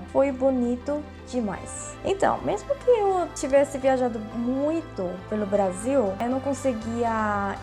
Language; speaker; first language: Portuguese; non-native, fluent; Korean